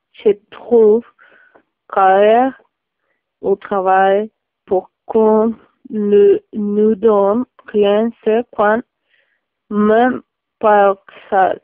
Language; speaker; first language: French; non-native, learner; Spanish